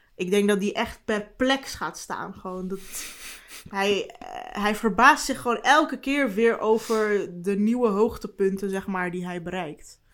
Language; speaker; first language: Dutch; early bilingual, other home language; Turkish